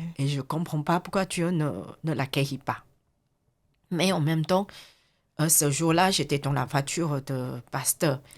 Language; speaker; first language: French; non-native, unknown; Chinese